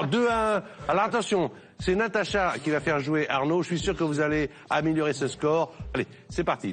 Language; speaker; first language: French; native; French